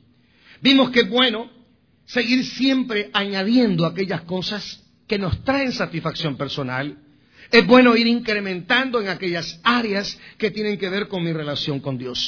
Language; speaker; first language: Spanish; native; Spanish